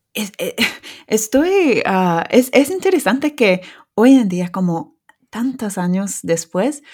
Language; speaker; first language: Spanish; non-native, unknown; English